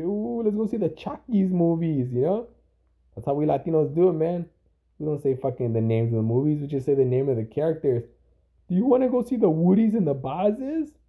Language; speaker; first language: English; early bilingual, other home language; Spanish